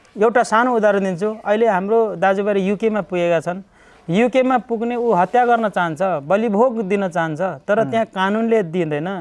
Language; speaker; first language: Nepali; non-native, local second language; Limbu